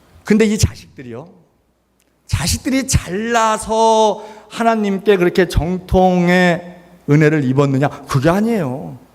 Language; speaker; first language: Korean; native; Korean